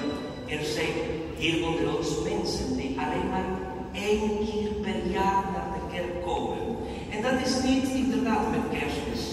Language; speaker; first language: Dutch; non-native, fluent; Spanish